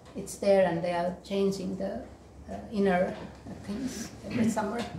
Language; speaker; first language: English; non-native, fluent; Finnish